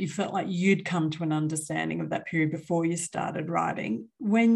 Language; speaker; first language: English; native; English